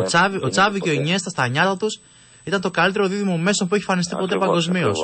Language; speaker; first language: Greek; native; Greek